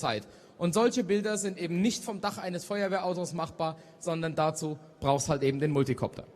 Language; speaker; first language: German; native; German